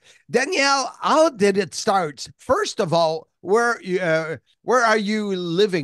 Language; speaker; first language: English; non-native, fluent; French